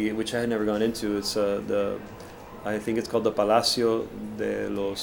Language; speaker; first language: English; early bilingual, other home language; Spanish